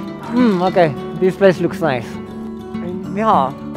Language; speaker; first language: English; non-native, fluent; French